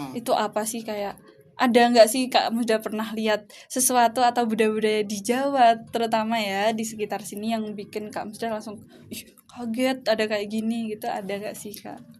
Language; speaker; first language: Indonesian; native; Indonesian